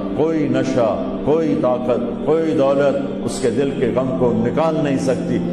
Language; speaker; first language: Urdu; non-native, local second language; Punjabi